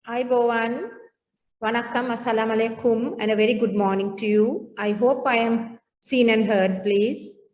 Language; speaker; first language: English; non-native, local second language; Sinhala